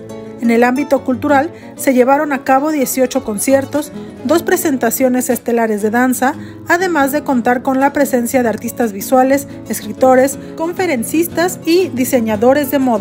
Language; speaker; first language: Spanish; native; Spanish